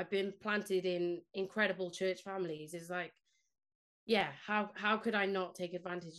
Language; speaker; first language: English; non-native, local second language; Spanish